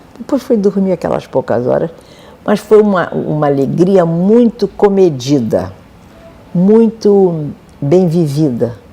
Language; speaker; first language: Portuguese; native; Portuguese